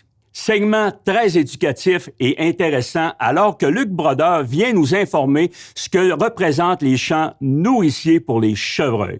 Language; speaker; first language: French; native; French